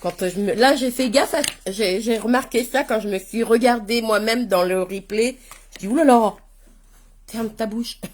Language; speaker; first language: French; native; French